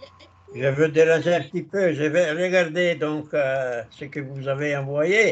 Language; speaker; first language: French; non-native, learner; Italian